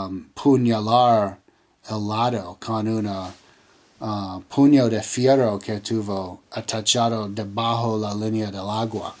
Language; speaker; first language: Spanish; non-native, learner; English